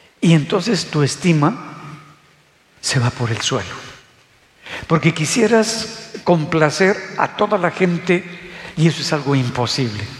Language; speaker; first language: Spanish; native; Spanish